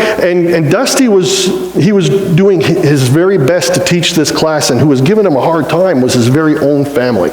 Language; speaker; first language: English; native; English